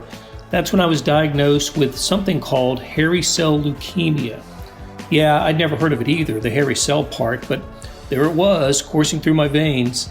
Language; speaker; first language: English; native; English